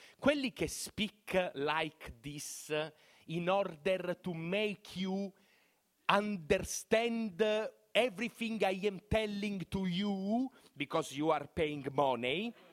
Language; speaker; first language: English; non-native, fluent; Italian